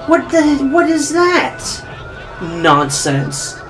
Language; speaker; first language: English; native; English